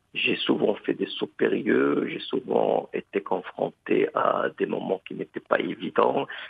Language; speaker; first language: French; non-native, local second language; Arabic